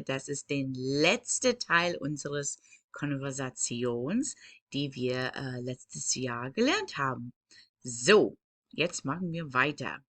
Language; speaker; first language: German; non-native, fluent; English